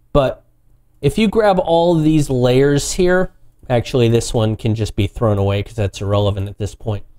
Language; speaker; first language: English; native; English